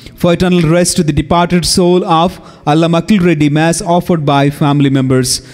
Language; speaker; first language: English; non-native, local second language; Telugu